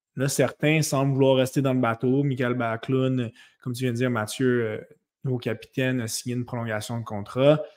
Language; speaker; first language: French; native; French